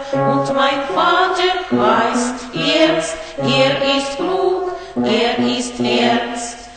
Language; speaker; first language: German; non-native, learner; Russian